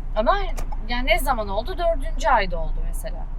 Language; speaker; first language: Turkish; native; Turkish